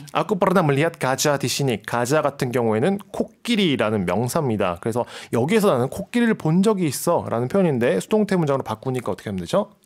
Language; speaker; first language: Korean; native; Korean